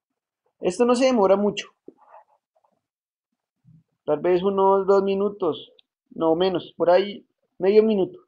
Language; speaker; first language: Spanish; native; Spanish